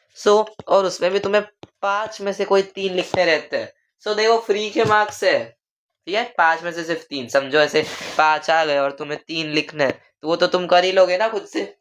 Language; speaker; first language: Hindi; non-native, local second language; Marathi